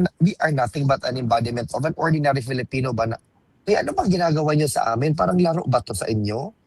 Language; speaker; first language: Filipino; non-native, local second language; Cebuano